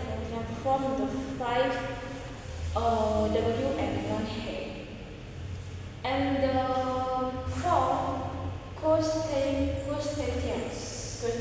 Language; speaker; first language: English; non-native, learner; Indonesian